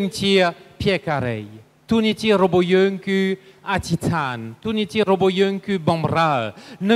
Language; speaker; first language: Khmer; non-native, fluent; French